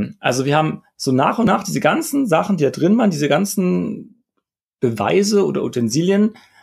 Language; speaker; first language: German; native; German